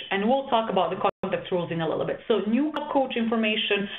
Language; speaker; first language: English; non-native, fluent; Serbian